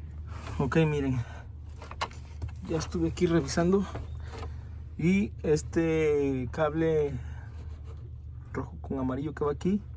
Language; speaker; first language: Spanish; native; Spanish